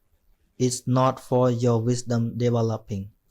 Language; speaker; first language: English; non-native, fluent; Khmer